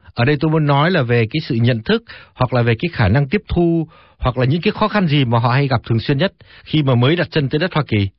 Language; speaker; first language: Vietnamese; native; Vietnamese